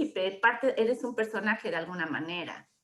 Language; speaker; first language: Spanish; native; Spanish